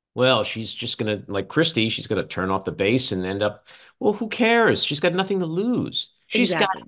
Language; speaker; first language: English; native; English